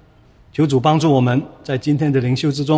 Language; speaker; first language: Chinese; native; Chinese